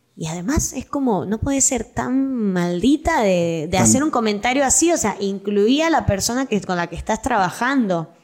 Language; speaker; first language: Spanish; native; Spanish